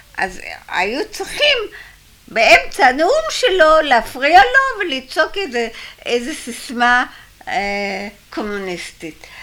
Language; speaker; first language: Hebrew; early bilingual, other home language; German